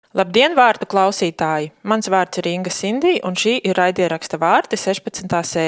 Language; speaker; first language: Latvian; native; Latvian